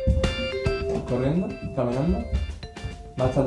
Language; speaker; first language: Spanish; native; Spanish